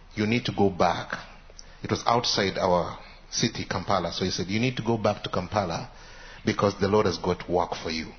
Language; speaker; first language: English; non-native, local second language; Ganda